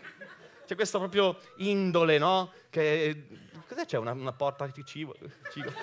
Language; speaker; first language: Italian; native; Italian